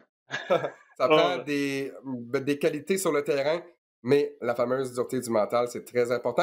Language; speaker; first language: French; native; French